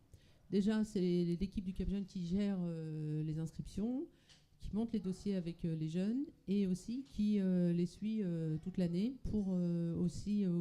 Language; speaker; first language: French; native; French